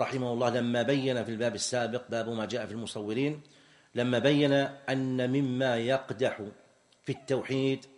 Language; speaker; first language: Arabic; native; Arabic